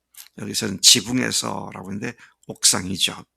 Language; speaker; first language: Korean; native; Korean